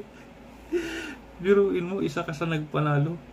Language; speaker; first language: Filipino; non-native, local second language; Cebuano